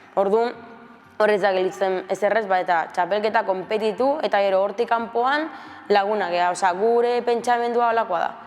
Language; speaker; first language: Basque; early bilingual, other home language; Spanish